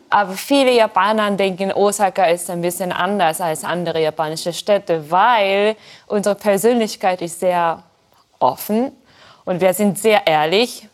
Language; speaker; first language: German; non-native, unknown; Japanese